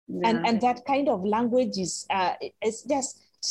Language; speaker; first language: English; non-native, local second language; Masai